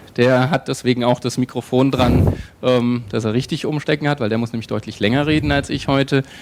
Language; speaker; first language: German; native; German